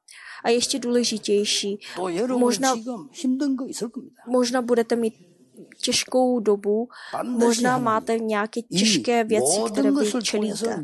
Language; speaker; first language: Czech; non-native, fluent; Korean